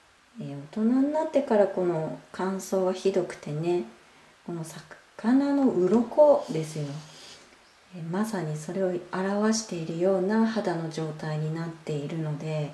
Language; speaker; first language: Japanese; native; Japanese